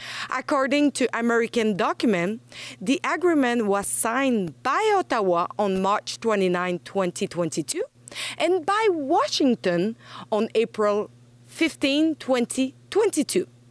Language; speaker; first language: English; non-native, fluent; French